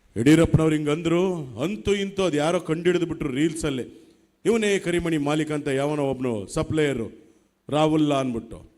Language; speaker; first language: Kannada; native; Kannada